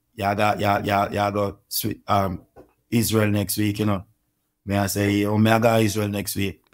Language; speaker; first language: English; non-native, local second language; Jamaican Creole English